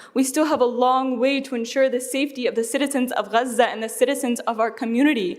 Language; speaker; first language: English; early bilingual, other home language; Arabic